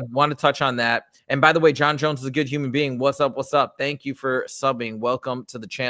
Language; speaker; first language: English; native; English